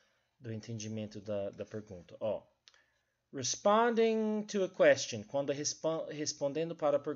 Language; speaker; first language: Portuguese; non-native, learner; English